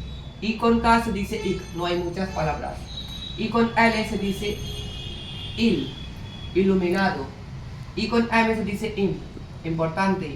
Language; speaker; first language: Spanish; non-native, learner; Hindi